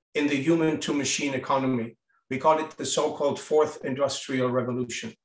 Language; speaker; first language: English; non-native, fluent; German